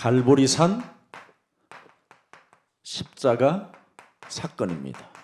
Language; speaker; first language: Korean; native; Korean